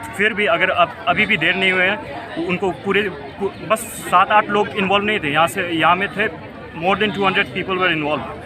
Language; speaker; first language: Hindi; non-native, local second language; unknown